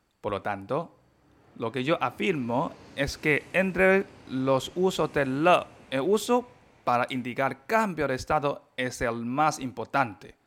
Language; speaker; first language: Spanish; non-native, fluent; Chinese